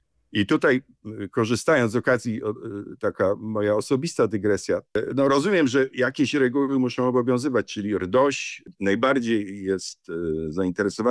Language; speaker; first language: Polish; native; Polish